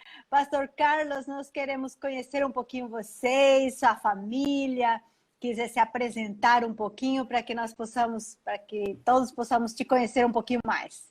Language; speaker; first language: Portuguese; native; Portuguese